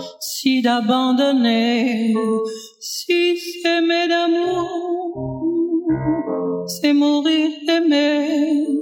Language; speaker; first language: French; native; French